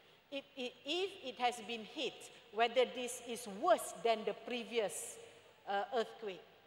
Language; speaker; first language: English; non-native, local second language; Malay